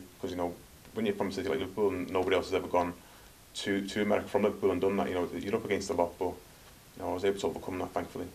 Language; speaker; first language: English; native; English